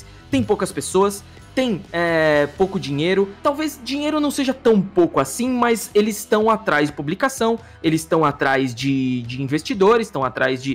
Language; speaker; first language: Portuguese; native; Portuguese